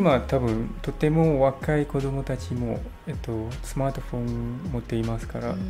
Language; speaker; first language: Japanese; non-native, learner; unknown